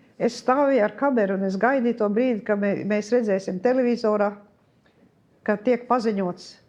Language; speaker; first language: Latvian; early bilingual, heritage; Latvian